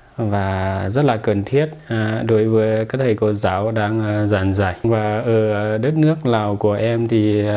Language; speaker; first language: Vietnamese; non-native, fluent; Lao